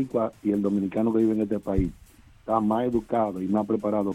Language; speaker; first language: Spanish; early bilingual, heritage; Spanish